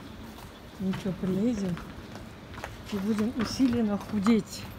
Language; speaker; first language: Russian; native; Russian